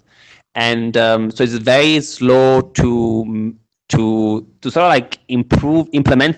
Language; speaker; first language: English; non-native, fluent; Italian